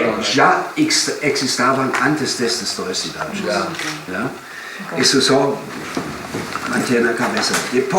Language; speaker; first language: Portuguese; non-native, fluent; German